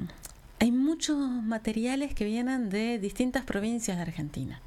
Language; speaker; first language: Spanish; native; Spanish